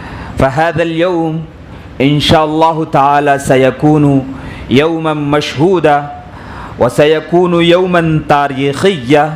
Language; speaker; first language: Arabic; non-native, fluent; Urdu